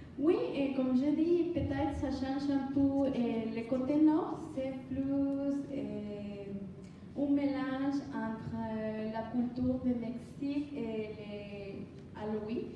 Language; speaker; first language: French; non-native, learner; Spanish